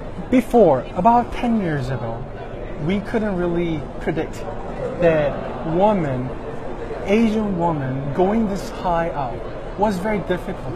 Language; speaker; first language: English; non-native, fluent; Korean